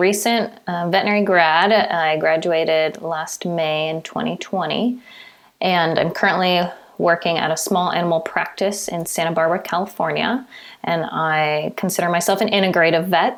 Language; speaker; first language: English; native; English